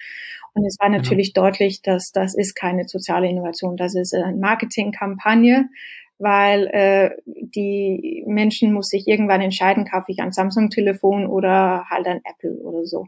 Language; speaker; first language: German; non-native, fluent; Danish